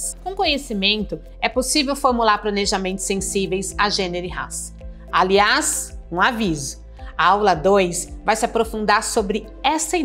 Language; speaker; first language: Portuguese; native; Portuguese